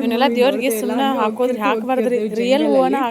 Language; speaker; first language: Kannada; native; Kannada